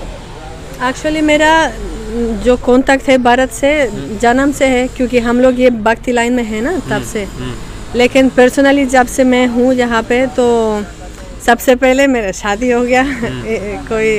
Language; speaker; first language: Hindi; non-native, fluent; Spanish